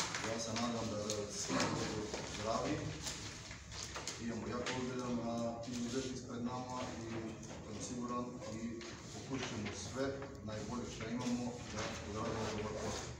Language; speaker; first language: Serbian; non-native, learner; Bulgarian